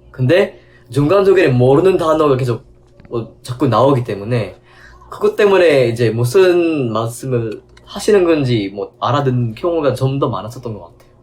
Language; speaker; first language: Korean; non-native, fluent; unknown